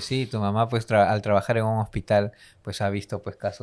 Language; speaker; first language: Spanish; native; Spanish